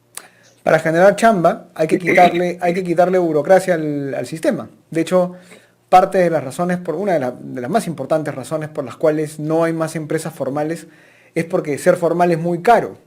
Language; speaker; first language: Spanish; native; Spanish